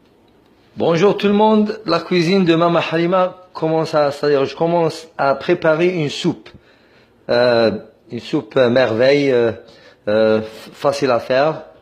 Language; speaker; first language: French; non-native, fluent; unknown